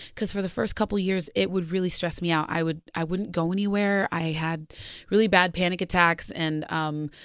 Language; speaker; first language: English; native; English